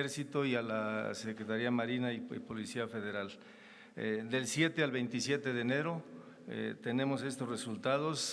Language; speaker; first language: Spanish; native; Spanish